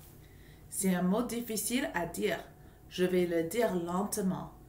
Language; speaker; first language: French; non-native, fluent; English